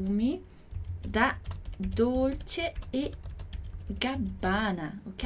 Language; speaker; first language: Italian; non-native, fluent; Portuguese